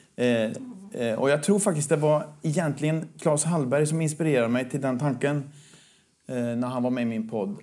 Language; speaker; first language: Swedish; native; Swedish